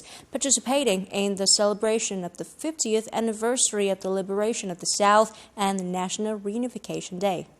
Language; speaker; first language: English; non-native, fluent; Vietnamese